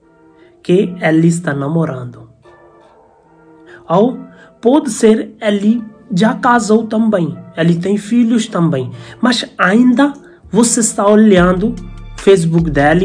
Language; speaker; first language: Portuguese; non-native, learner; Hindi